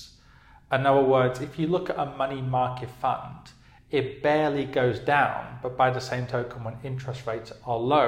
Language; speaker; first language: English; native; English